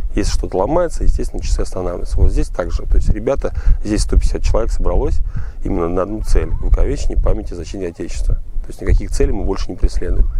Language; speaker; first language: Russian; native; Russian